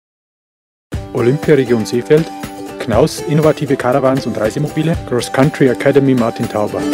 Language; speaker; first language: German; native; German